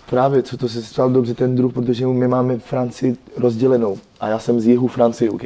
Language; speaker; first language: Czech; non-native, fluent; French